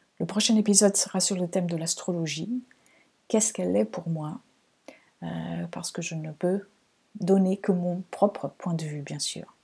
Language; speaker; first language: French; non-native, fluent; Portuguese